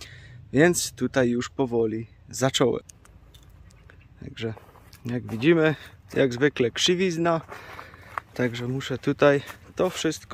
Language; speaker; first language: Polish; native; Polish